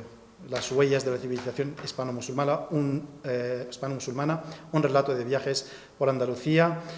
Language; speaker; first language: Spanish; native; Spanish